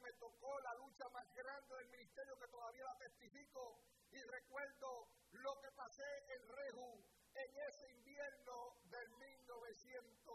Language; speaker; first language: Spanish; early bilingual, heritage; Spanish